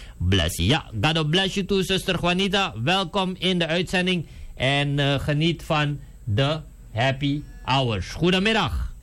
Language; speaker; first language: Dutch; native; Dutch